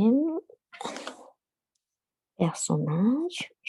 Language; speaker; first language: French; non-native, learner; Japanese